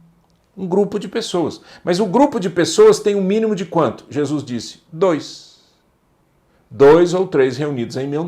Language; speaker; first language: Portuguese; native; Portuguese